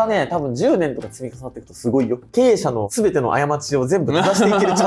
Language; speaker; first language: Japanese; native; Japanese